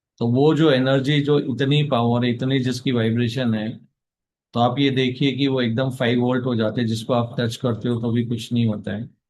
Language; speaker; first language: Hindi; native; Hindi